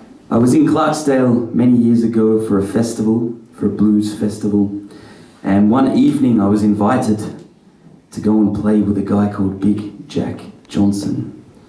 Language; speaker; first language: English; native; English